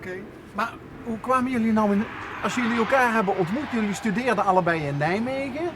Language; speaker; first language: Dutch; native; Dutch